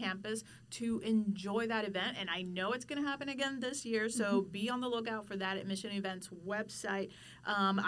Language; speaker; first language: English; non-native, fluent; Spanish